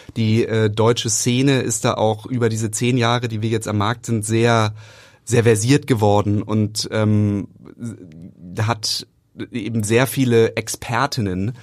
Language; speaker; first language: German; native; German